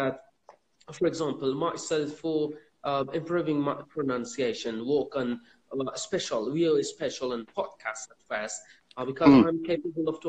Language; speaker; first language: English; non-native, fluent; Persian